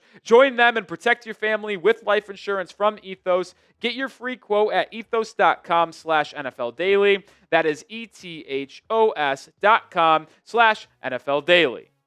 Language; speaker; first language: English; native; English